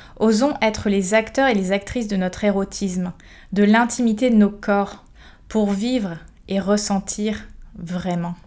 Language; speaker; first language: French; native; French